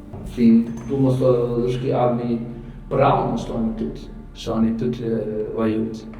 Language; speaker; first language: Russian; non-native, learner; Dutch